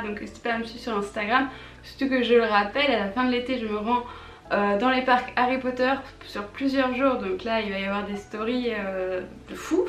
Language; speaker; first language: French; native; French